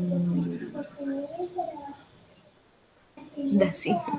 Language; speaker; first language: English; non-native, learner; Spanish